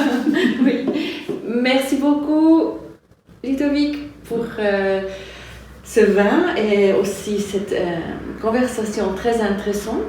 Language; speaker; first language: French; non-native, fluent; German